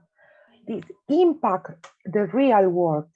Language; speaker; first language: English; non-native, learner; Spanish